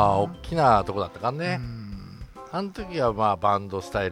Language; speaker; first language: Japanese; native; Japanese